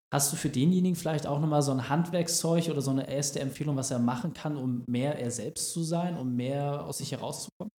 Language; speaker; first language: German; native; German